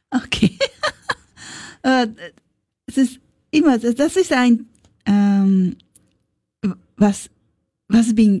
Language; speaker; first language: German; non-native, learner; Japanese